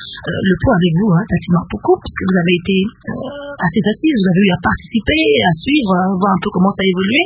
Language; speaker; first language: French; non-native, local second language; Lingala